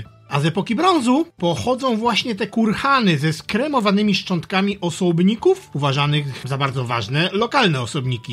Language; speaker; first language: Polish; native; Polish